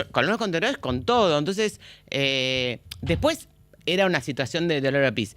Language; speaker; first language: Spanish; native; Spanish